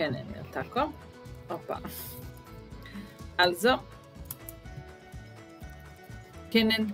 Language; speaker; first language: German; non-native, fluent; Serbian